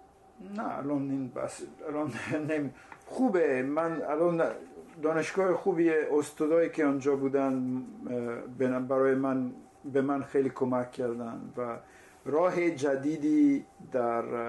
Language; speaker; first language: Persian; non-native, fluent; Italian